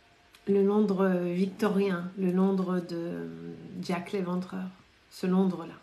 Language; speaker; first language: French; native; French